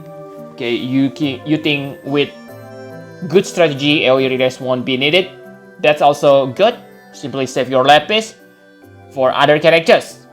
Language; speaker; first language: English; non-native, fluent; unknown